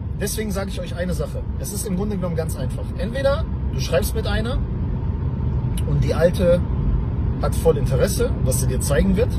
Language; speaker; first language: German; native; German